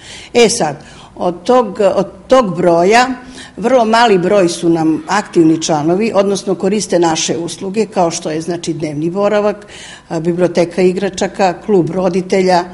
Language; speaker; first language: Serbian; native; Serbian